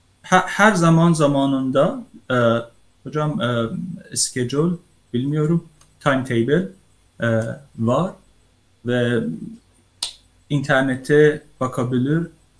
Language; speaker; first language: Turkish; non-native, learner; Persian